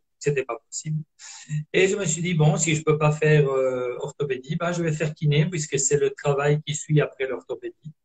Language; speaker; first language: French; non-native, fluent; Italian